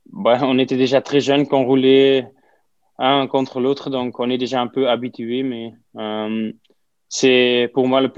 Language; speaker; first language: French; non-native, fluent; Dutch